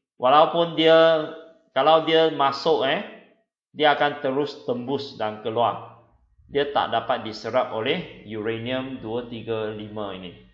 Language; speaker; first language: Malay; non-native, local second language; Chinese